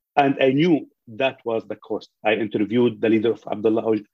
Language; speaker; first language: English; non-native, fluent; Arabic